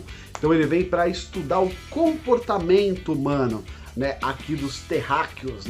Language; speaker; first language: Portuguese; native; Portuguese